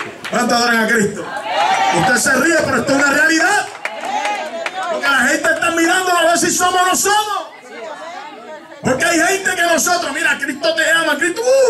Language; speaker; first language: Spanish; early bilingual, heritage; Spanish